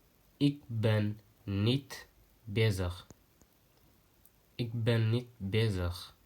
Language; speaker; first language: Dutch; non-native, learner; Tigrinya